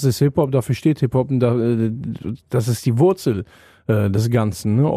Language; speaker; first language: German; native; German